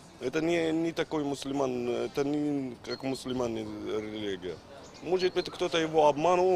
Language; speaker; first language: Russian; non-native, learner; Arabic